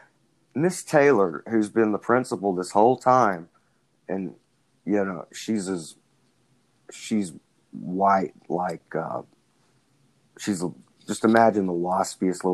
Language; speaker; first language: English; native; English